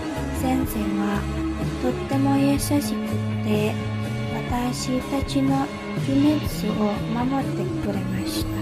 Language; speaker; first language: Japanese; non-native, learner; Indonesian